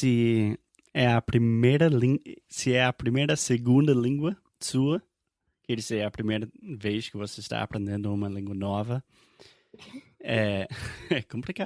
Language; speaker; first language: Portuguese; non-native, fluent; English